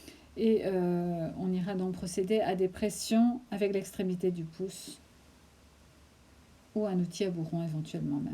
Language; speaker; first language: French; native; French